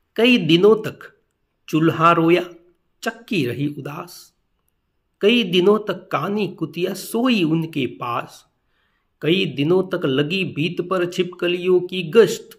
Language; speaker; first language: Hindi; non-native, local second language; Gujarati